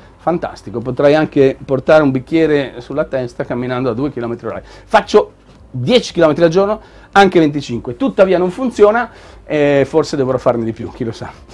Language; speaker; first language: Italian; native; Italian